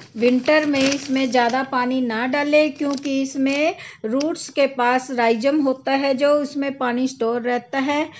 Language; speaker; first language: Hindi; native; Hindi